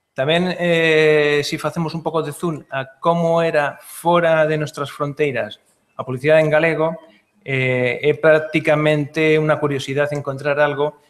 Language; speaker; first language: Galician; non-native, local second language; Spanish